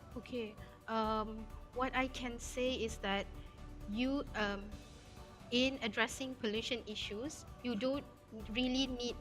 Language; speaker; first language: English; non-native, fluent; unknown